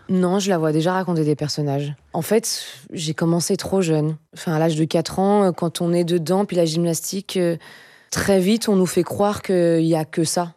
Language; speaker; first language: French; native; French